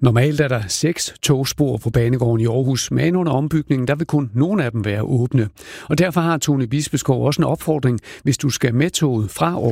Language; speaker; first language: Danish; native; Danish